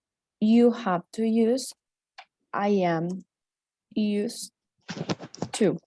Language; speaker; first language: English; non-native, fluent; Spanish